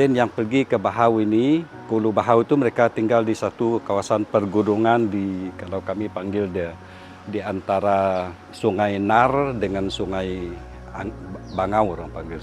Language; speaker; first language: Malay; non-native, local second language; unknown